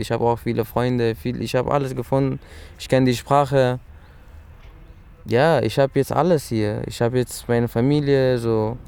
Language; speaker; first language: German; early bilingual, other home language; Persian